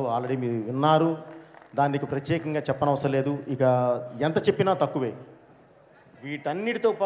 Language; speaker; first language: Telugu; native; Telugu